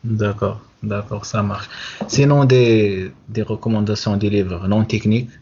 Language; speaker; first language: French; non-native, local second language; Arabic